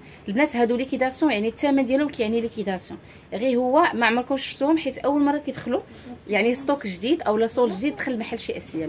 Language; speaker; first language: Arabic; native; Arabic